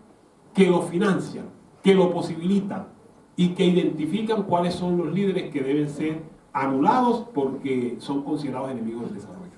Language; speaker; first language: Spanish; native; Spanish